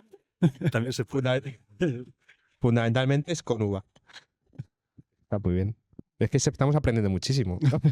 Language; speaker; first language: Spanish; native; Spanish